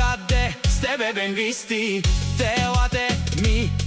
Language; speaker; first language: Bulgarian; non-native, local second language; Romany